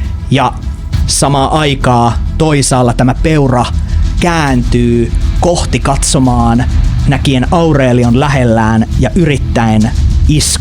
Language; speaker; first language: Finnish; native; Finnish